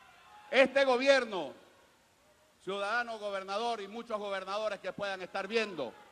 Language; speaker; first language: Spanish; native; Spanish